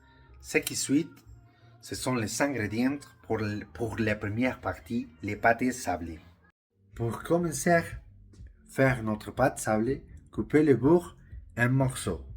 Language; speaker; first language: French; non-native, learner; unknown